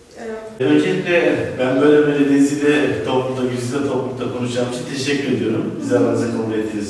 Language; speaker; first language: Turkish; native; Turkish